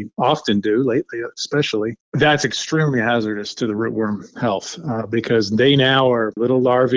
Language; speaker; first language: English; native; English